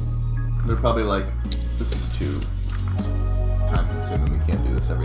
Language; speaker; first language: English; native; English